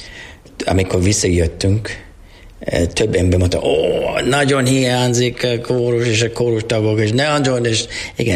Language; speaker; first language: Hungarian; non-native, learner; English